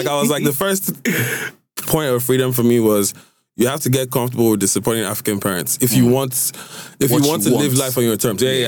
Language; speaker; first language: English; non-native, local second language; Igbo